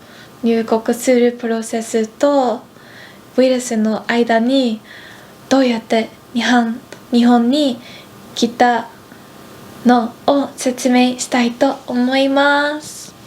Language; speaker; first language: Japanese; non-native, fluent; Dutch